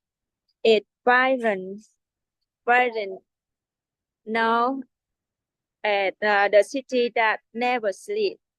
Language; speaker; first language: English; non-native, learner; Vietnamese